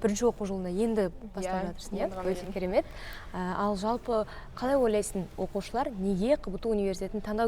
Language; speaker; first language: Kazakh; native; Kazakh